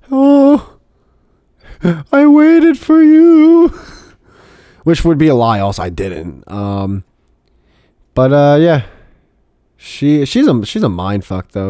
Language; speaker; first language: English; native; English